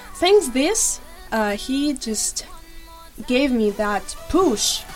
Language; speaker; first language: English; non-native, fluent; Ukrainian